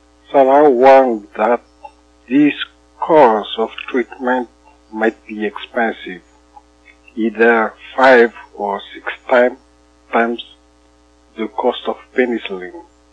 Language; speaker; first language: English; non-native, fluent; Malagasy